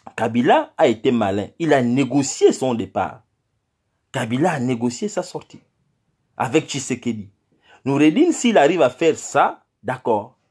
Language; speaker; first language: French; non-native, local second language; Fang